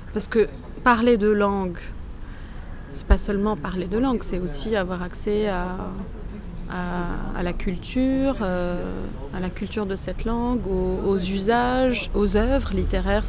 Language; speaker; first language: French; non-native, local second language; Arabic